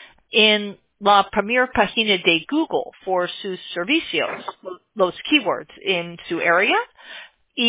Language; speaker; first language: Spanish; non-native, learner; English